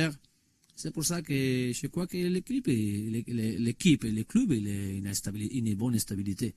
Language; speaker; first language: French; non-native, learner; Spanish